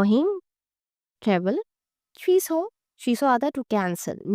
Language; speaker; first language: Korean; non-native, learner; Hindi